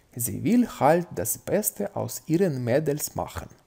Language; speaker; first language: German; non-native, fluent; Russian